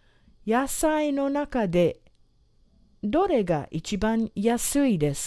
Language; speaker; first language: Japanese; non-native, fluent; English